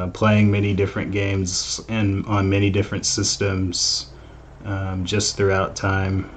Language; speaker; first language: English; native; English